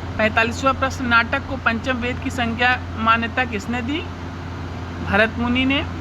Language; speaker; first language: Hindi; native; Hindi